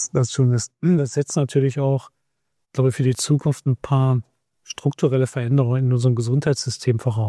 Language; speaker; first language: German; native; German